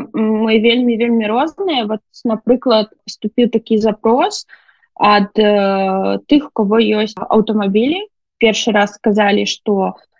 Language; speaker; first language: Belarusian; native; Belarusian